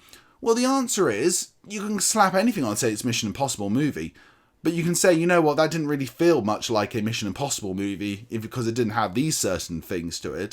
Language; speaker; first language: English; native; English